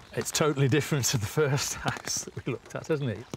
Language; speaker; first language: English; native; English